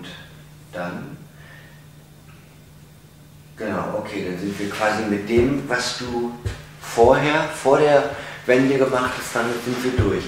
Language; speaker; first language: German; native; German